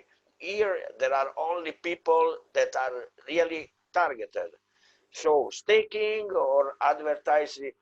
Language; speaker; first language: English; non-native, fluent; Italian